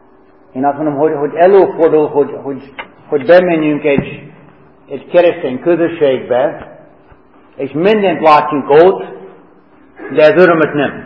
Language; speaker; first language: Hungarian; non-native, fluent; English